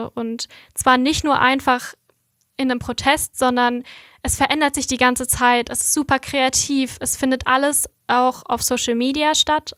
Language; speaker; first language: German; native; German